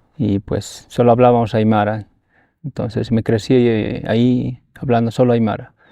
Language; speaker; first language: Spanish; non-native, local second language; Aymara